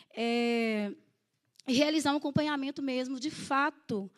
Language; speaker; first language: Portuguese; native; Portuguese